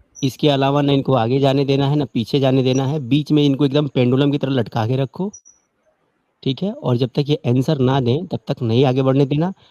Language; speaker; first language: Hindi; native; Hindi